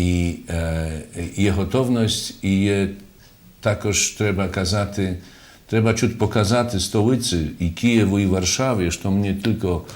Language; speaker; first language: Ukrainian; non-native, fluent; Polish